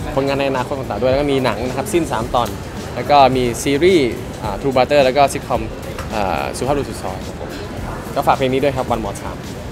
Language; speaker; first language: Thai; native; Thai